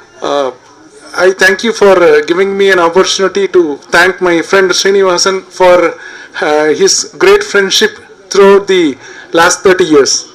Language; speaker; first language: English; non-native, local second language; Tamil